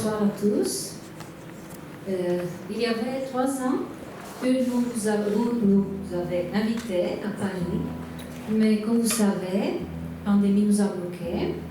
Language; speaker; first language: French; non-native, learner; Turkish